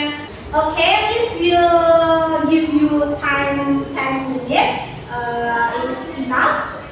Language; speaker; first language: English; non-native, learner; Indonesian